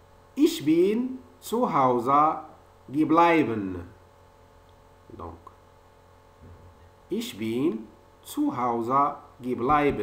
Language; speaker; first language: German; non-native, fluent; French